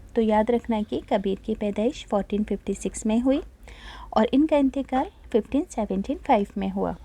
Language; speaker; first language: Hindi; native; Hindi